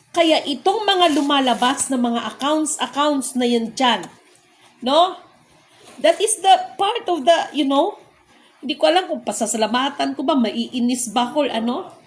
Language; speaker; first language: Filipino; non-native, local second language; Cebuano